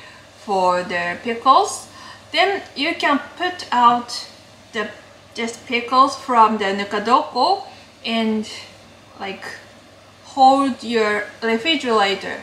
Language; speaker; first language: English; non-native, learner; Japanese